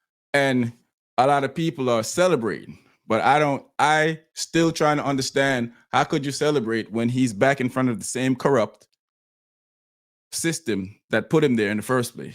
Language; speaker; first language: English; native; English